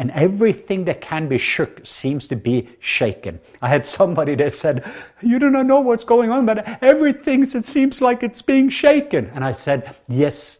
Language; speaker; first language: English; non-native, fluent; Norwegian